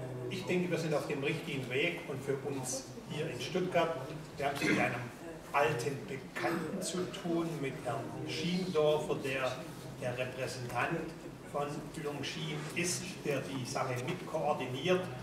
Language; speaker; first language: German; native; German